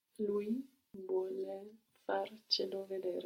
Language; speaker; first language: Italian; non-native, learner; English